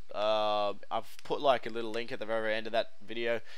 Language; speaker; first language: English; native; English